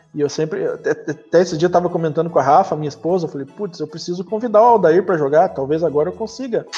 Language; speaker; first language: Portuguese; native; Portuguese